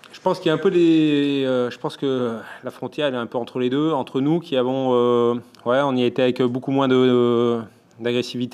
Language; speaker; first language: French; native; French